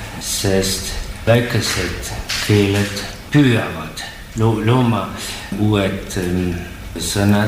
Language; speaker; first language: Estonian; non-native, learner; German